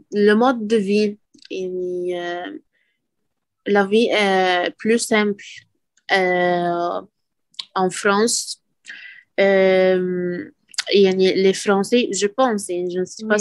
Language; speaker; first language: French; non-native, learner; Arabic